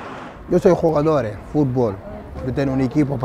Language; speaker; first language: Spanish; non-native, learner; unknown